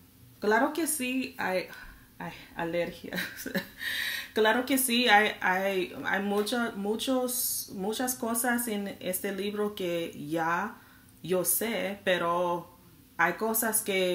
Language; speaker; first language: Spanish; non-native, learner; English